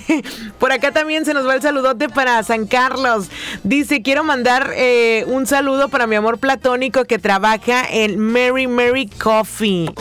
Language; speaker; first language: Spanish; native; Spanish